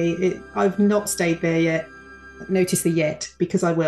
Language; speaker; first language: English; native; English